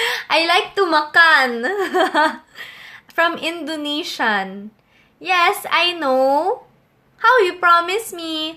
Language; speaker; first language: English; non-native, local second language; Filipino